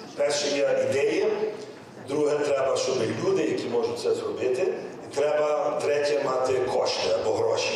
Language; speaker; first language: Ukrainian; early bilingual, heritage; English